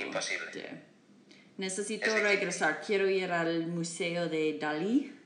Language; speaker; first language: Spanish; non-native, learner; English